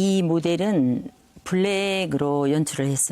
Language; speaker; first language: Korean; native; Korean